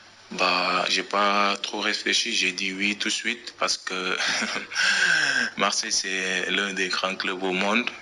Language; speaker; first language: French; non-native, local second language; Wolof